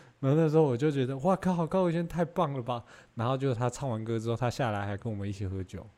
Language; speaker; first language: Chinese; native; Chinese